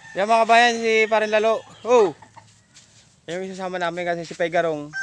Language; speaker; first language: Filipino; non-native, local second language; Bikol